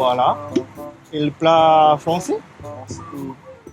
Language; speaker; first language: French; non-native, learner; Japanese